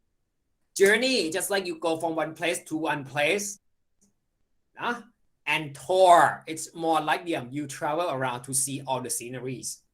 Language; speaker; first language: English; non-native, fluent; Thai